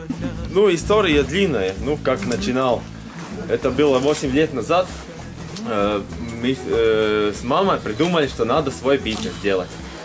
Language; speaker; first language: Russian; non-native, local second language; Latvian